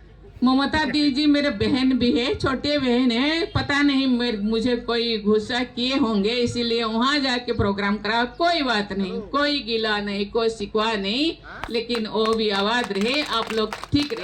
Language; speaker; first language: Hindi; non-native, local second language; Santali